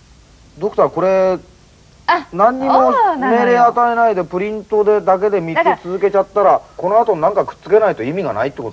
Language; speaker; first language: Japanese; native; Japanese